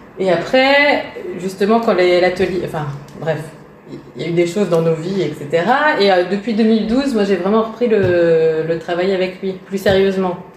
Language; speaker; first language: French; early bilingual, other home language; Hungarian